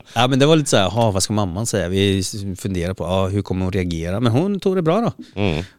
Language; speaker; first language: Swedish; early bilingual, other home language; Spanish